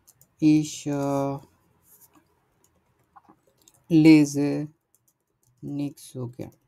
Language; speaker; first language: German; non-native, learner; Bangla